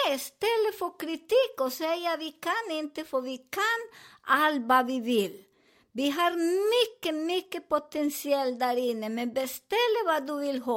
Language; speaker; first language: Swedish; non-native, learner; Spanish